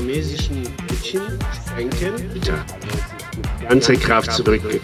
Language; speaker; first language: German; non-native, fluent; Polish